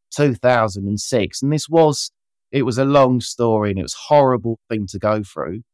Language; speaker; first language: English; native; English